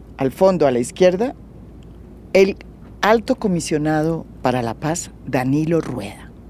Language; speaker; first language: Spanish; native; Spanish